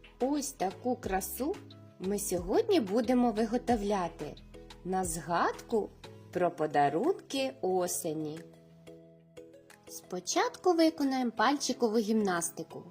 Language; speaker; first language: Ukrainian; native; Ukrainian